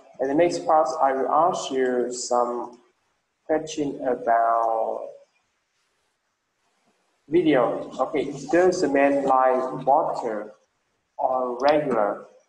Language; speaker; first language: English; non-native, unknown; Vietnamese